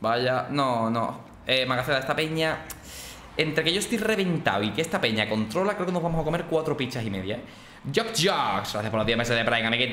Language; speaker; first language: Spanish; native; Spanish